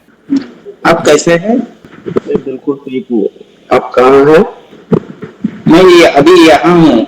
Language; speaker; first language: Hindi; non-native, learner; Telugu